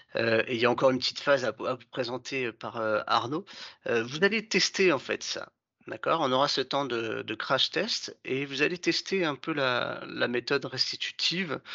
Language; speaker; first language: French; native; French